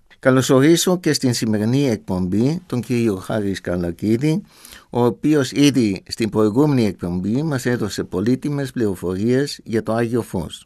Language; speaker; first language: Greek; non-native, fluent; German